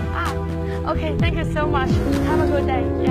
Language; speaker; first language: English; non-native, learner; Chinese